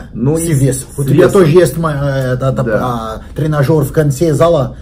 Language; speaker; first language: Russian; non-native, learner; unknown